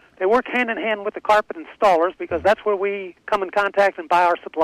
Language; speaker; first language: English; native; English